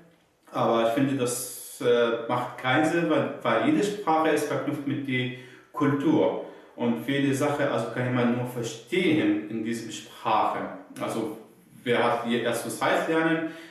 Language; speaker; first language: German; non-native, learner; Arabic